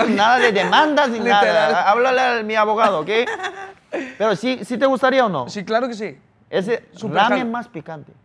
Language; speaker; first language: Spanish; early bilingual, other home language; Korean